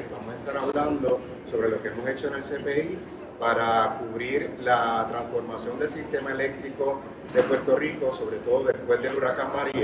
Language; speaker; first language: Spanish; native; Spanish